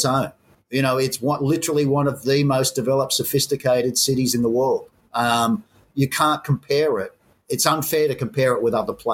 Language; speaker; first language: English; native; English